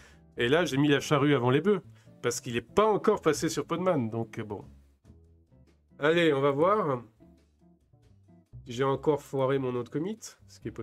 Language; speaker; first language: French; native; French